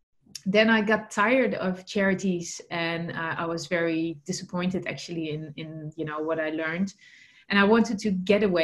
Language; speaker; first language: English; non-native, fluent; Dutch